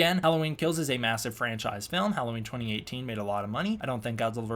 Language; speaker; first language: English; native; English